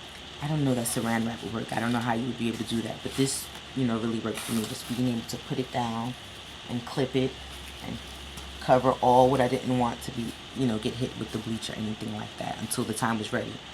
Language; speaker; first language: English; native; English